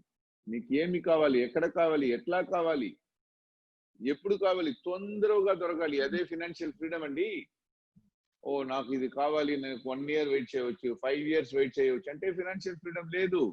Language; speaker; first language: Telugu; non-native, local second language; Tamil